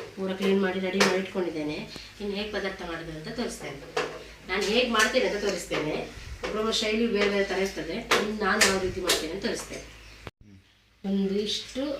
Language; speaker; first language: Kannada; native; Kannada